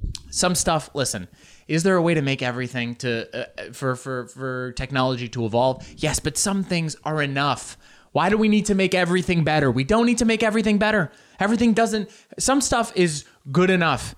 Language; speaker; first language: English; early bilingual, other home language; Spanish